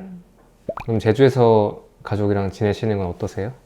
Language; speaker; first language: Korean; native; Korean